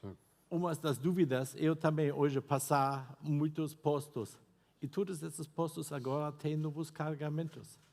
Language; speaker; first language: Portuguese; non-native, fluent; German